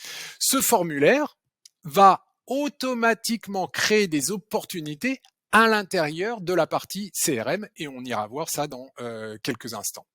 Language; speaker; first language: French; native; French